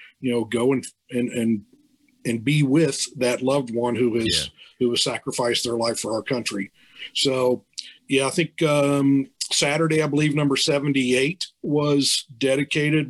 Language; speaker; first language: English; native; English